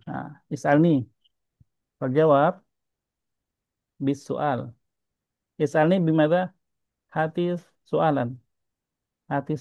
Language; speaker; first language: Arabic; non-native, fluent; Indonesian